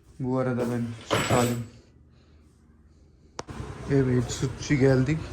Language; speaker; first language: Turkish; non-native, learner; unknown